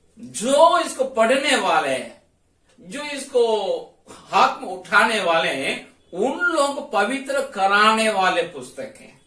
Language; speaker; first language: Hindi; non-native, local second language; Tamil